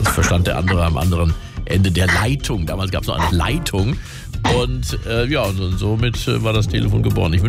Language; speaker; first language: German; native; German